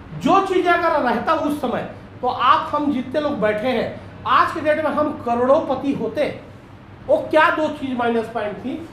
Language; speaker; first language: Hindi; native; Hindi